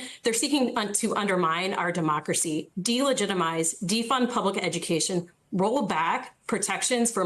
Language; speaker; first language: English; native; English